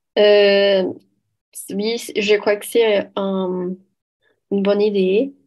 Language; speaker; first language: French; non-native, learner; Portuguese